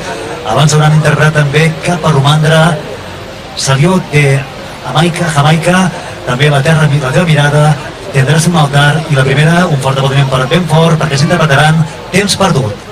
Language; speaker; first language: Catalan; native; Catalan